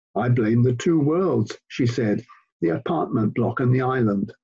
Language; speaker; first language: English; native; English